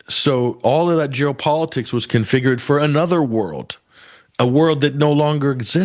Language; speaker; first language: English; native; English